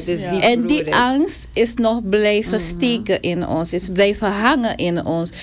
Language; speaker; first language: Dutch; non-native, local second language; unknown